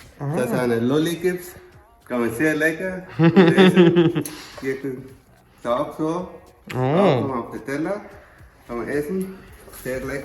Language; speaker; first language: German; non-native, learner; Tamil